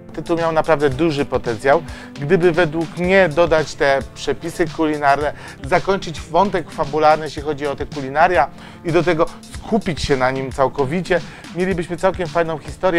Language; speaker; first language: Polish; native; Polish